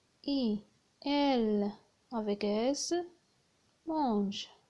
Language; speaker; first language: French; non-native, learner; Arabic